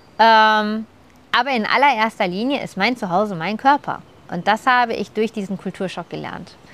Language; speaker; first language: German; native; German